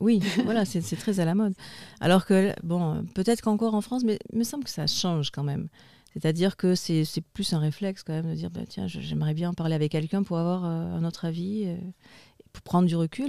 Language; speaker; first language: French; native; French